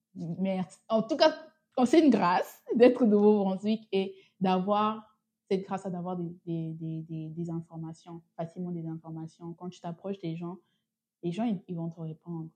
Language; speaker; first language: French; non-native, local second language; Lingala